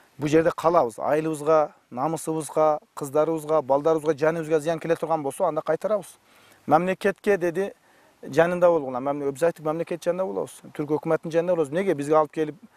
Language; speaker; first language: Kyrgyz; native; Kyrgyz